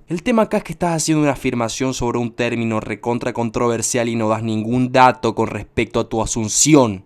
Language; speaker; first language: Spanish; native; Spanish